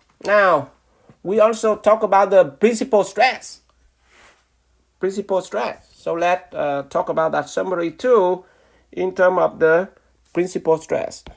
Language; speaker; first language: English; non-native, fluent; Vietnamese